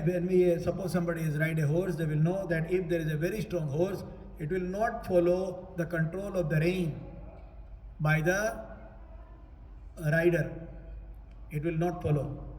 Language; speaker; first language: English; non-native, local second language; Hindi